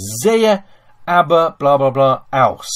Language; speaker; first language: German; non-native, fluent; English